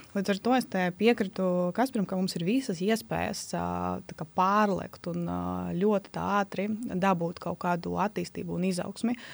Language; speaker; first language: Latvian; non-native, local second language; Russian